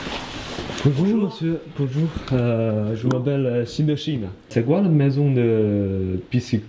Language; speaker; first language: French; non-native, learner; Chinese